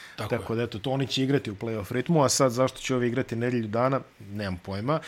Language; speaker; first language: Bosnian; native; Bosnian